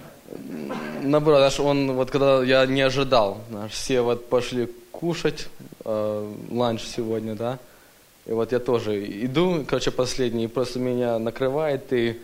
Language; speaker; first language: Russian; early bilingual, heritage; Russian